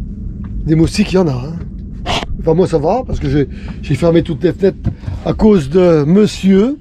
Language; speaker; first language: French; native; French